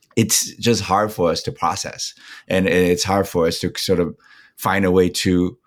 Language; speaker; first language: English; non-native, fluent; Chinese